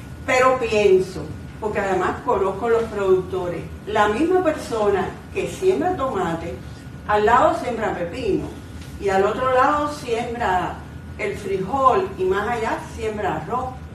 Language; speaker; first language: Spanish; native; Spanish